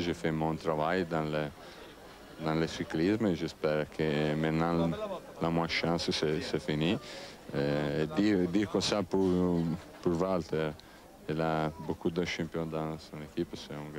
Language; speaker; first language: French; non-native, learner; Italian